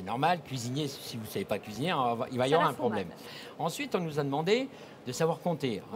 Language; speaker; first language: French; native; French